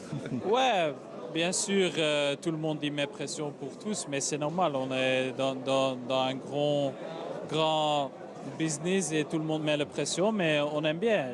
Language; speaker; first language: French; non-native, local second language; Dutch